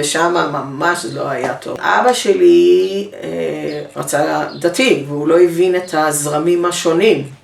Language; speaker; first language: Hebrew; early bilingual, other home language; English